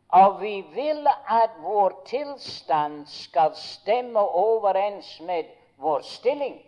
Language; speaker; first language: Norwegian; early bilingual, heritage; Norwegian